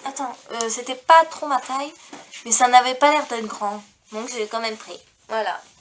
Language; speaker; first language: French; native; French